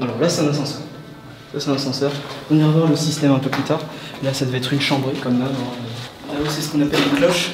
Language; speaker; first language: French; native; French